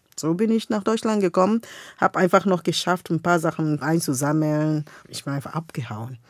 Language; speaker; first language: German; non-native, fluent; Igbo